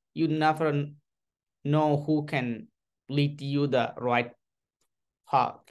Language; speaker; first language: English; non-native, learner; Rohingya